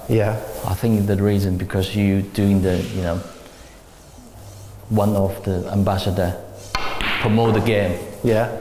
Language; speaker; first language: English; non-native, learner; Chinese